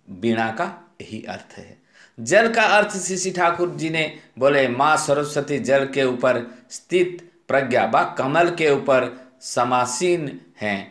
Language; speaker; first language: Hindi; non-native, local second language; Odia